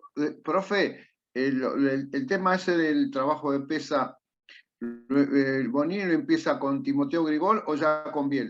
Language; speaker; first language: Spanish; native; Spanish